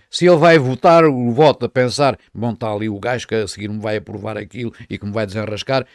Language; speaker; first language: Portuguese; native; Portuguese